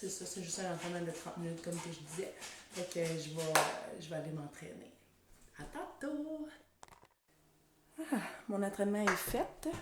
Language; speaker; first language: French; native; French